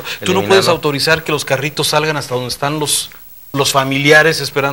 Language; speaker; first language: Spanish; native; Spanish